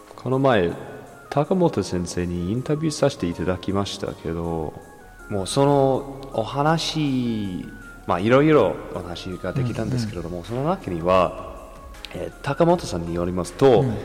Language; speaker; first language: Japanese; non-native, fluent; English